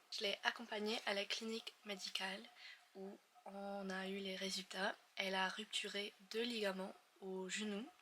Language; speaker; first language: French; non-native, fluent; English